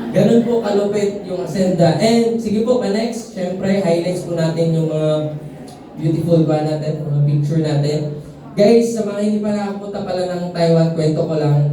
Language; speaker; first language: Filipino; non-native, local second language; Cebuano